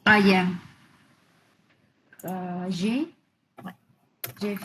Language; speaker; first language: French; non-native, learner; Vietnamese